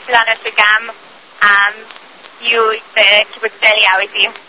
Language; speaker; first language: Hebrew; non-native, learner; English